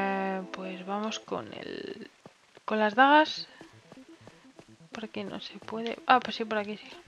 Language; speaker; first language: Spanish; native; Spanish